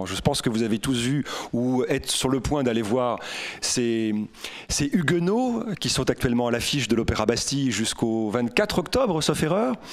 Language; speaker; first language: French; native; French